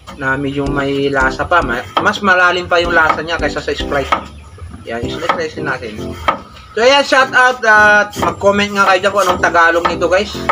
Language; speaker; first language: Filipino; non-native, local second language; Iloko